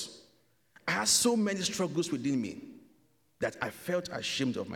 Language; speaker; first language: English; non-native, local second language; Yoruba